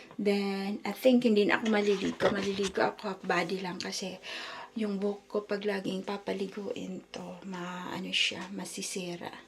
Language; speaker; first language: Filipino; native; Filipino